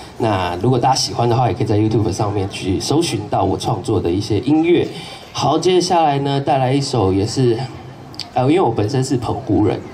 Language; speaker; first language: Chinese; native; Chinese